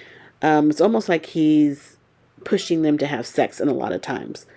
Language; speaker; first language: English; native; English